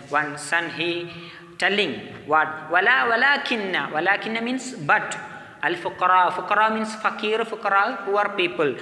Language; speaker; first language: English; non-native, local second language; Malayalam